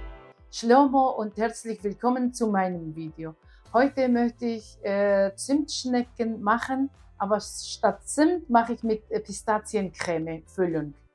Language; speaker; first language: German; non-native, learner; Aramaic